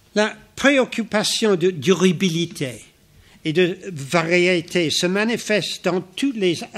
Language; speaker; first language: French; non-native, fluent; English